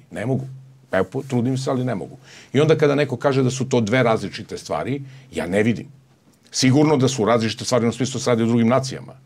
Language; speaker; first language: Serbian; native; Serbian